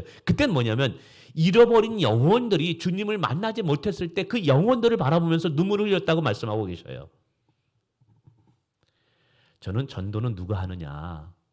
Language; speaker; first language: Korean; native; Korean